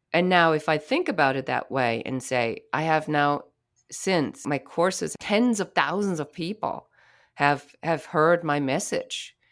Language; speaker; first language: English; non-native, fluent; German